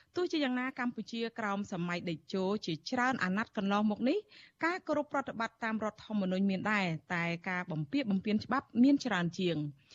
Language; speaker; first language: Khmer; native; Khmer